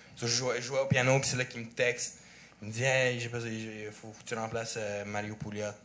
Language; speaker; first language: French; early bilingual, other home language; Russian